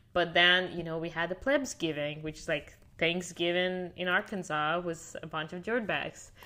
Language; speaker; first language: English; non-native, fluent; Russian